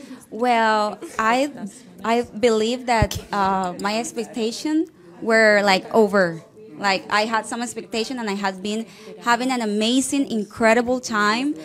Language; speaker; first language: English; non-native, fluent; Spanish